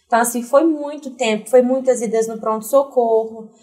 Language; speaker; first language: Portuguese; native; Portuguese